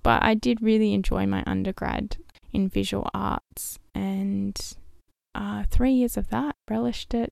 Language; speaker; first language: English; native; English